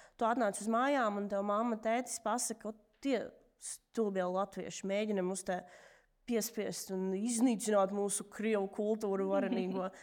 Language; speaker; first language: Latvian; non-native, local second language; Russian